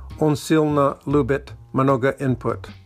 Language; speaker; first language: Russian; non-native, learner; English